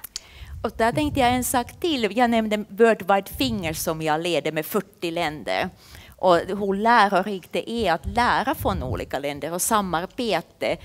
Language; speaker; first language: Swedish; non-native, fluent; Finnish